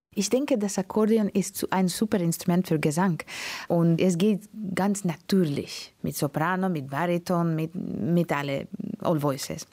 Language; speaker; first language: German; non-native, learner; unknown